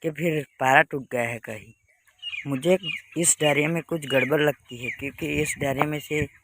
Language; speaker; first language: Hindi; non-native, local second language; Gujarati